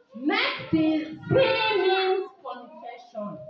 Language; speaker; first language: English; non-native, local second language; Swahili